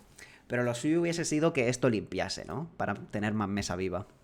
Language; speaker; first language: Spanish; native; Spanish